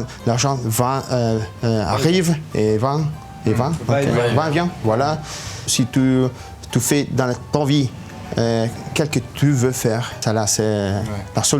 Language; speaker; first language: French; non-native, learner; Italian